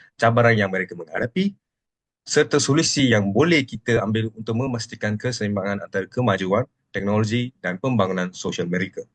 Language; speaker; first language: Malay; non-native, local second language; Telugu